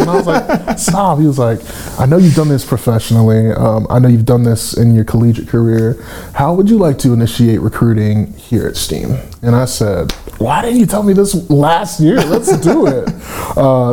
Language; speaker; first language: English; native; English